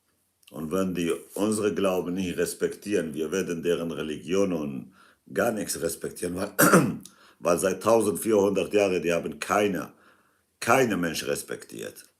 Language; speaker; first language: German; non-native, fluent; Kurdish